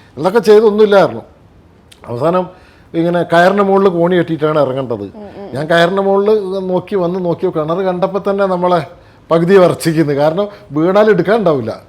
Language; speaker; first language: Malayalam; native; Malayalam